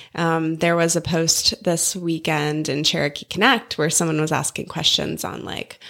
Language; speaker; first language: English; native; English